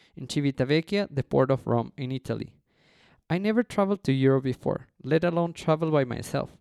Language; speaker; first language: English; non-native, fluent; Spanish